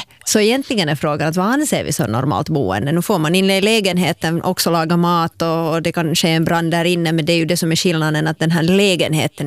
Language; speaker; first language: Swedish; native; Swedish